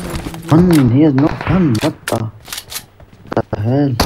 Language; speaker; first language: English; non-native, learner; Persian